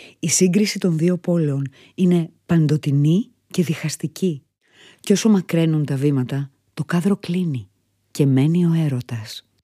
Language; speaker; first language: Greek; native; Greek